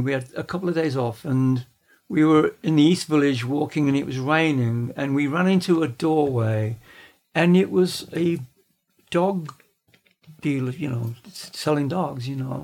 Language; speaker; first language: English; native; English